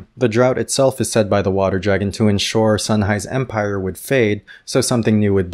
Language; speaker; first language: English; native; English